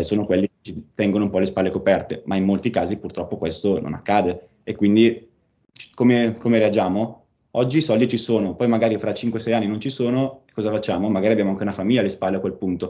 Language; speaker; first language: Italian; native; Italian